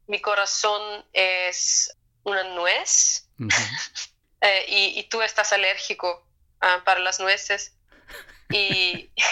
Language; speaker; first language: Spanish; non-native, fluent; German